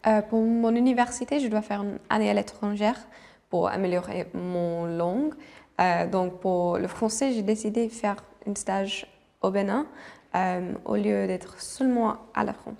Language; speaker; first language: French; non-native, fluent; English